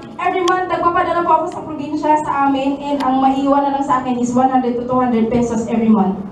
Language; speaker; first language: Filipino; non-native, local second language; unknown